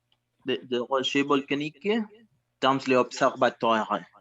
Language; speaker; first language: French; non-native, learner; Spanish